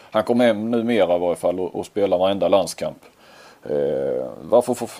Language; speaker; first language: Swedish; native; Swedish